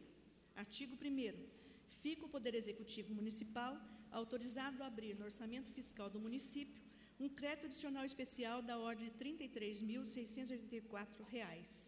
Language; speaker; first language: Portuguese; native; Portuguese